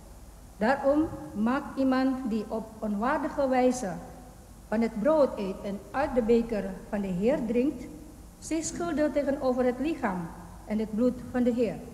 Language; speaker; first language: Dutch; non-native, fluent; Indonesian